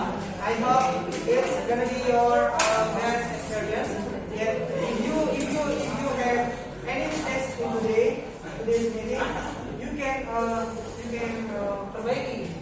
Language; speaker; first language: English; non-native, local second language; Indonesian